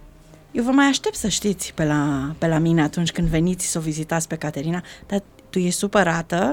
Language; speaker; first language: Romanian; native; Romanian